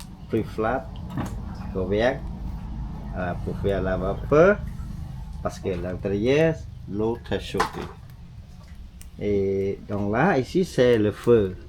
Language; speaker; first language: French; non-native, learner; Khmer